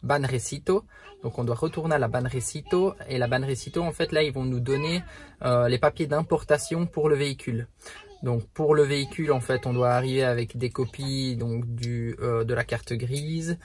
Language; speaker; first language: French; native; French